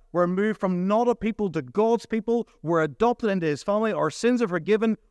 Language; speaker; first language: English; native; English